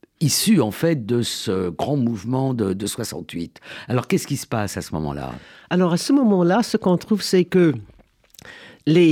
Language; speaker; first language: French; native; French